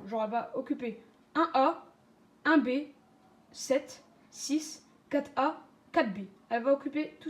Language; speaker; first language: French; native; French